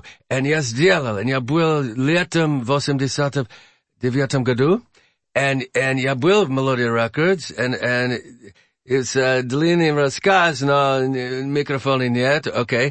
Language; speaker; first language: Russian; non-native, learner; English